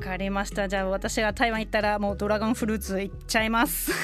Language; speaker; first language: Japanese; non-native, fluent; German